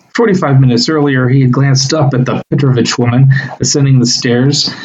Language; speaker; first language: English; native; English